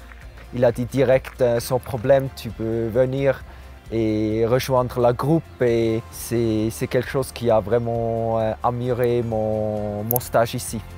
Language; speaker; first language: French; non-native, local second language; German